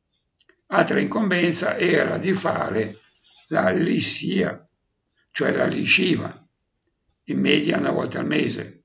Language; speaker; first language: Italian; native; Italian